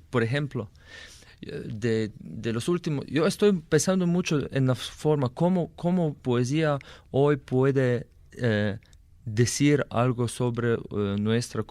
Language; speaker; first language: Spanish; non-native, fluent; Slovenian